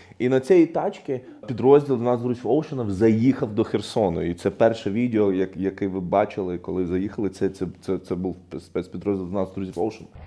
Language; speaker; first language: Ukrainian; non-native, fluent; Arabic